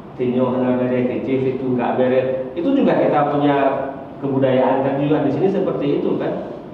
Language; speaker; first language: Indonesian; non-native, local second language; Achinese